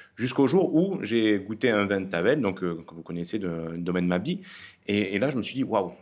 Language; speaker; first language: French; native; French